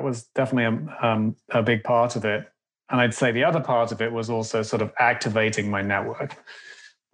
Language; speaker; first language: English; native; English